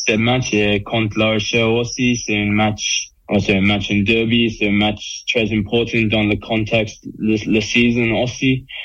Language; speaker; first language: French; non-native, learner; English